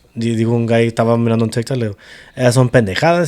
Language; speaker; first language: Spanish; early bilingual, other home language; English